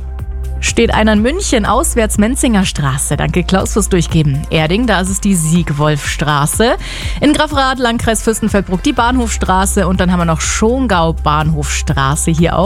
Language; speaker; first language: German; native; German